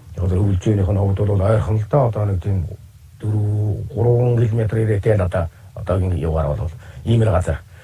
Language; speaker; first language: Mongolian; native; Mongolian